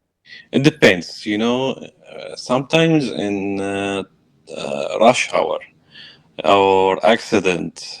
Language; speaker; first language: English; non-native, learner; Arabic